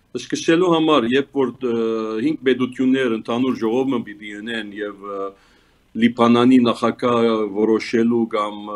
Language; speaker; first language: Armenian; early bilingual, heritage; Armenian